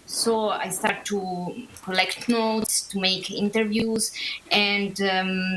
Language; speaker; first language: English; non-native, learner; Italian